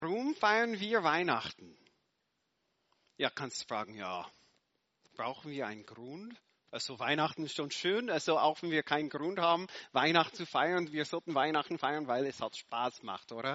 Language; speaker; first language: German; non-native, fluent; English